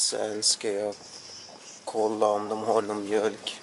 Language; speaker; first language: Swedish; non-native, learner; Russian